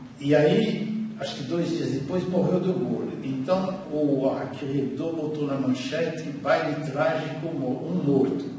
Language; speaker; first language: Portuguese; early bilingual, other home language; French